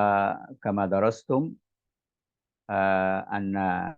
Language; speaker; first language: Arabic; non-native, fluent; Indonesian